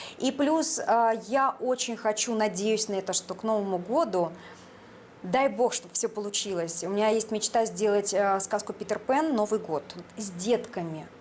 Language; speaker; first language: Russian; native; Russian